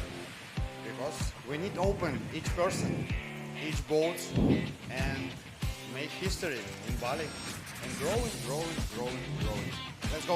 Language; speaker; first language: English; non-native, learner; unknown